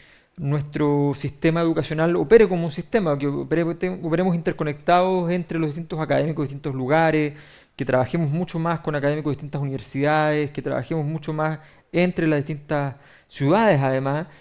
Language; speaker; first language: Spanish; native; Spanish